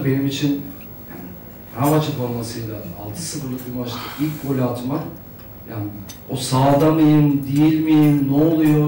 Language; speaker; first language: Turkish; native; Turkish